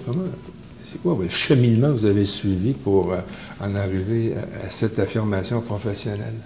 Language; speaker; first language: French; native; French